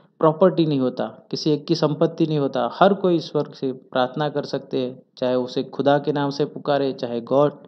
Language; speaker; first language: Hindi; non-native, local second language; Gujarati